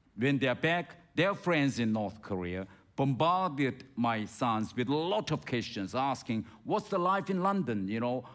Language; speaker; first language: English; non-native, fluent; Korean